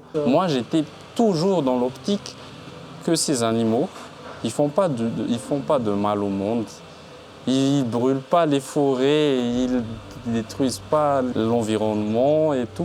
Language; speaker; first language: French; non-native, local second language; Malagasy